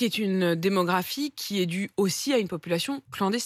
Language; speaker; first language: French; native; French